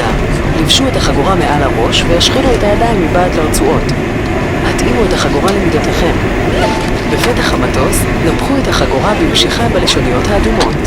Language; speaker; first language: Hebrew; native; Hebrew